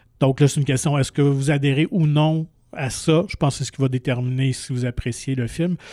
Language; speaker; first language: French; native; French